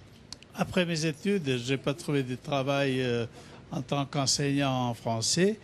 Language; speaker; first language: French; non-native, fluent; Serbian